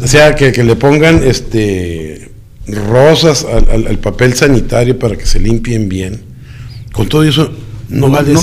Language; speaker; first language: Spanish; native; Spanish